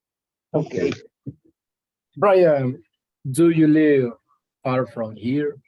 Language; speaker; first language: English; non-native, learner; Spanish